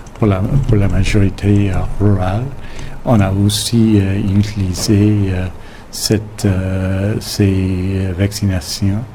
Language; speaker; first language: French; non-native, local second language; English